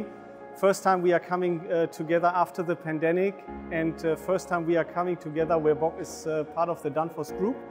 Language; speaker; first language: English; non-native, fluent; German